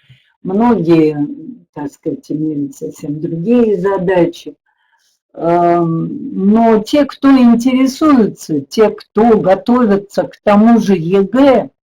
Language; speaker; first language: Russian; native; Russian